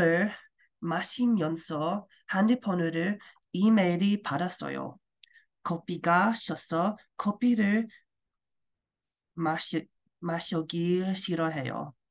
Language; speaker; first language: Korean; non-native, learner; English